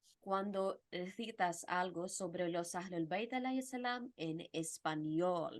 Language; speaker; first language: Spanish; non-native, fluent; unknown